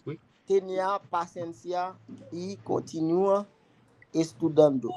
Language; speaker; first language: Portuguese; non-native, learner; Haitian Creole